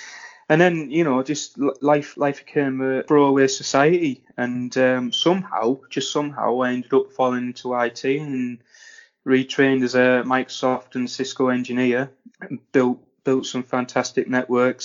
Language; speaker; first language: English; native; English